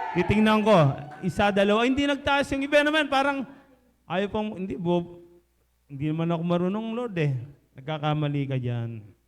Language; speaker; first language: Filipino; non-native, local second language; Pampanga